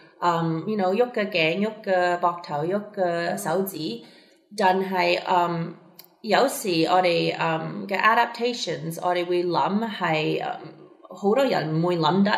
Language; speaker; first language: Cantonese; early bilingual, heritage; Cantonese